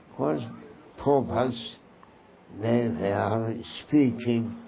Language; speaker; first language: English; non-native, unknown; Turkish